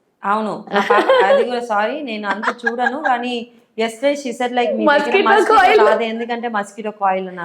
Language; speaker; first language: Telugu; non-native, learner; Tamil